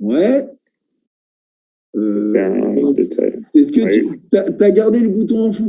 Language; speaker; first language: French; native; French